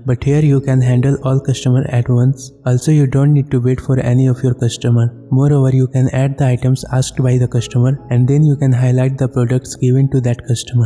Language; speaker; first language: English; non-native, local second language; Hindi